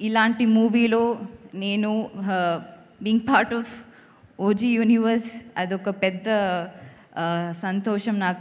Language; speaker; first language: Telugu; non-native, learner; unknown